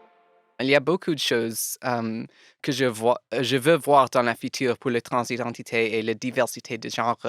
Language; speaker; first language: French; non-native, local second language; English